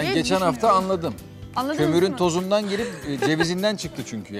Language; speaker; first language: Turkish; native; Turkish